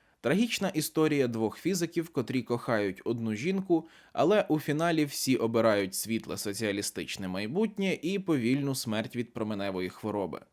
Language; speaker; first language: Ukrainian; native; Ukrainian